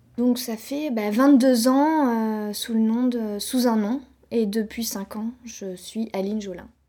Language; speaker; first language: French; native; French